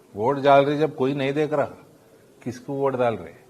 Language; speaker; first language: Hindi; non-native, local second language; Telugu